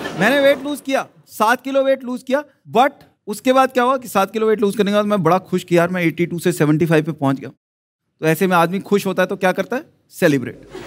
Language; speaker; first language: Hindi; native; Hindi